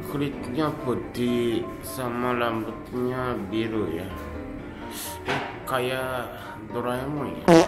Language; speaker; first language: Indonesian; non-native, learner; Japanese